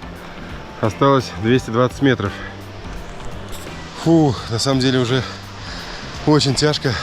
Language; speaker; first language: Russian; native; Russian